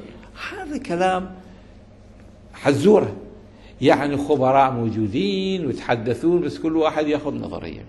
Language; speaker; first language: Arabic; native; Arabic